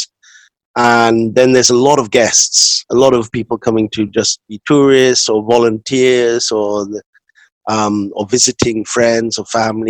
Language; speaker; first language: English; native; English